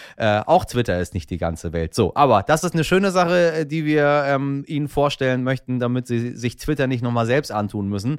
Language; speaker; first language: German; early bilingual, other home language; Persian